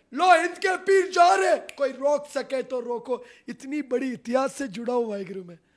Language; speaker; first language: Hindi; non-native, local second language; Punjabi